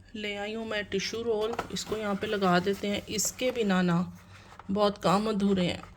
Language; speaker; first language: Urdu; non-native, local second language; Punjabi